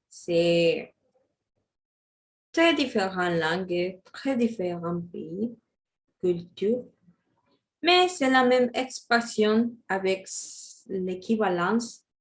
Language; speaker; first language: French; non-native, learner; Spanish